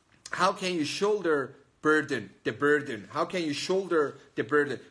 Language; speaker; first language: English; non-native, fluent; Persian